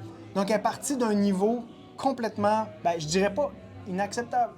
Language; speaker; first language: French; native; French